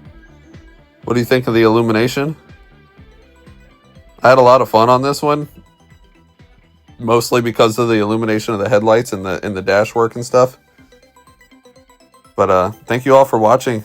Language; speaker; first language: English; native; English